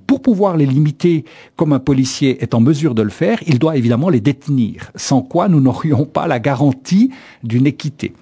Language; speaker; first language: French; native; French